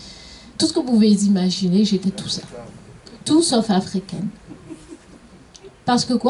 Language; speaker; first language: French; native; French